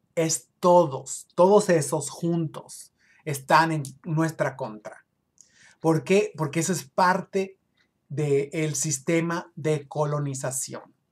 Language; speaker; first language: Spanish; early bilingual, other home language; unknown